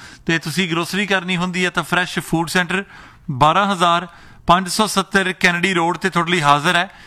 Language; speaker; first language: Punjabi; early bilingual, heritage; Punjabi